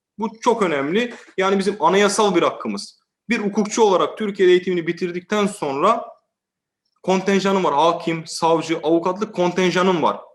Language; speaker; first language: Turkish; native; Turkish